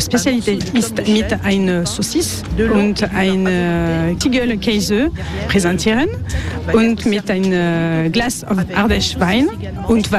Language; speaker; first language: German; non-native, learner; French